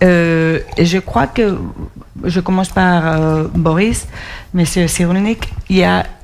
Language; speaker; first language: French; non-native, fluent; Spanish